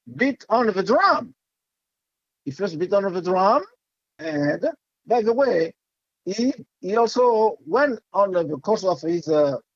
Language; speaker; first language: English; non-native, fluent; French